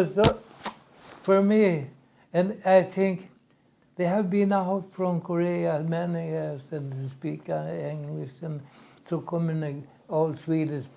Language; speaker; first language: English; non-native, learner; Swedish